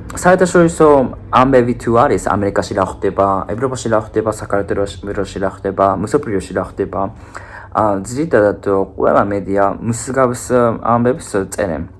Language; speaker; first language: Georgian; non-native, fluent; Japanese